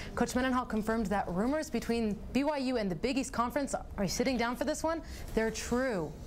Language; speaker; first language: English; native; English